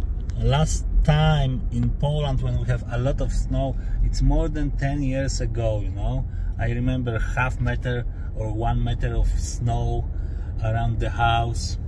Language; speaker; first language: English; non-native, learner; Polish